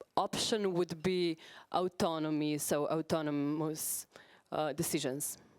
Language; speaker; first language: English; non-native, fluent; Slovenian